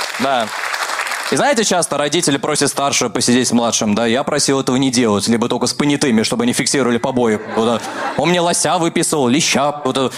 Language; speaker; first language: Russian; early bilingual, other home language; Armenian